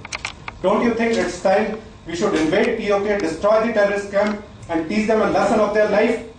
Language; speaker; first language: English; non-native, local second language; Hindi